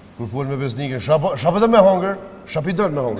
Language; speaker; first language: Albanian; native; Albanian